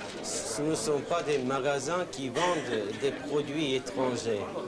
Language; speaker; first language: French; non-native, fluent; Japanese